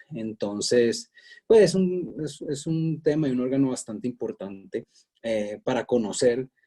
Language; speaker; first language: Spanish; native; Spanish